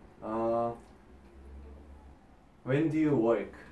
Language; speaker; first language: English; non-native, fluent; Korean